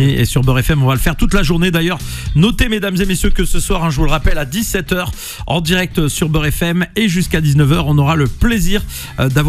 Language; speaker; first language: French; native; French